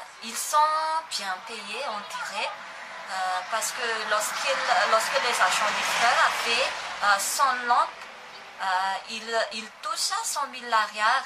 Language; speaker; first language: French; non-native, local second language; Malagasy